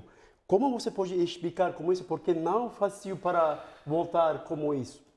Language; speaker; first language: Portuguese; non-native, fluent; Turkish